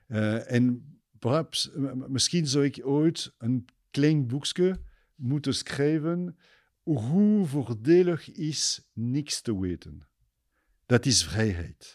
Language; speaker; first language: Dutch; non-native, fluent; French